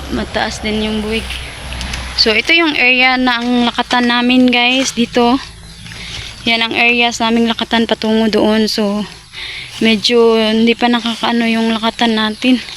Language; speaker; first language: Filipino; non-native, local second language; Cebuano